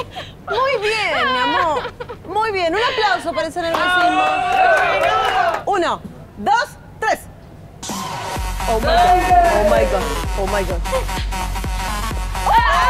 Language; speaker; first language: Spanish; native; Spanish